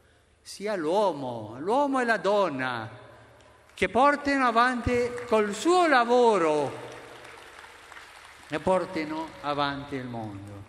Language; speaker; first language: Italian; non-native, fluent; Spanish